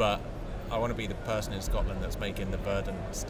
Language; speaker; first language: English; native; English